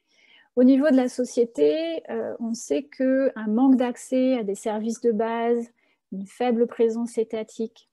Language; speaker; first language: French; native; French